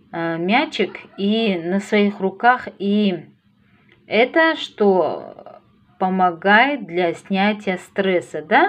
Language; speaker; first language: Russian; non-native, local second language; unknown